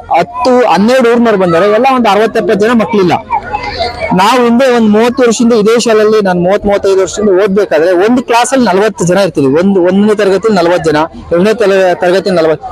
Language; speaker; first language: Kannada; native; Kannada